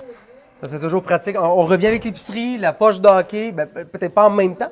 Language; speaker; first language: French; native; French